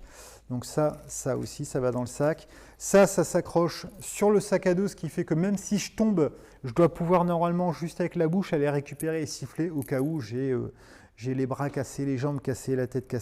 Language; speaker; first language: French; native; French